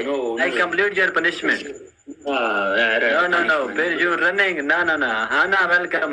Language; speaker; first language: English; non-native, learner; Amharic